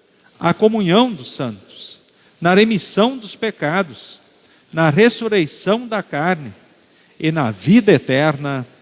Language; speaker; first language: Portuguese; native; Portuguese